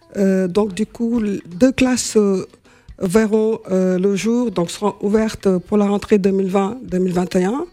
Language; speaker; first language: French; non-native, local second language; Wolof